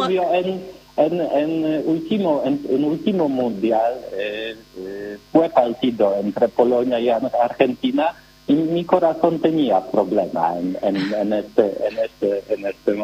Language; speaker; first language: Spanish; non-native, learner; Polish